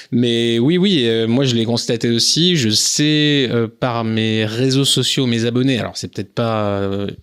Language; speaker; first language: French; native; French